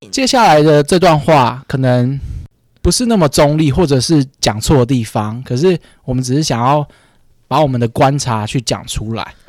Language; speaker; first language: Chinese; native; Chinese